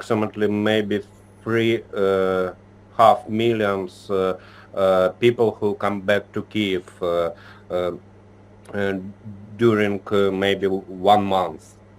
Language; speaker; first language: English; non-native, learner; Ukrainian